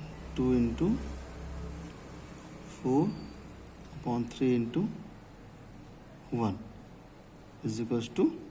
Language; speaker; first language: English; non-native, local second language; Hindi